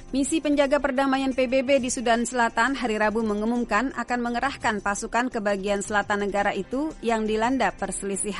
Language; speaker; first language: Indonesian; native; Indonesian